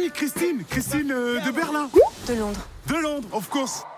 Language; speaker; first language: English; non-native, fluent; French